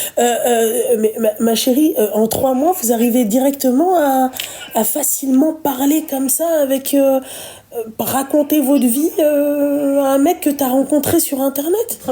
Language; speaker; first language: French; native; French